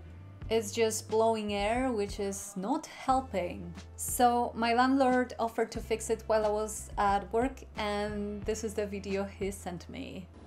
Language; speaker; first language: English; non-native, fluent; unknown